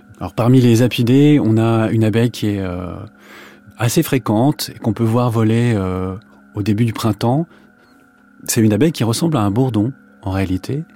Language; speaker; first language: French; native; French